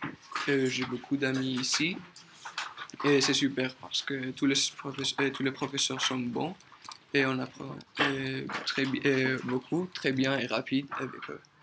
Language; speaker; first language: French; non-native, learner; Spanish